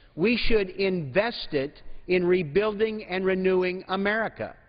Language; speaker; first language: English; native; English